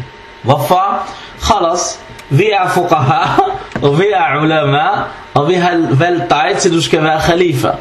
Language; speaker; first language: Danish; non-native, fluent; Arabic